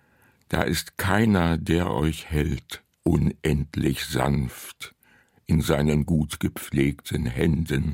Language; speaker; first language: German; native; German